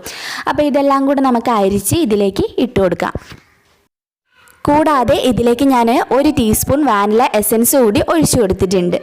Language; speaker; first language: Malayalam; native; Malayalam